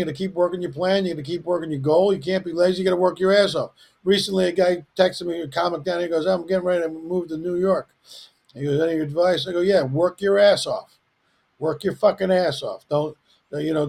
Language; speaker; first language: English; native; English